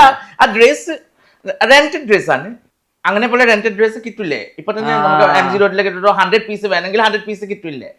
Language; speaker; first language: Malayalam; non-native, fluent; Assamese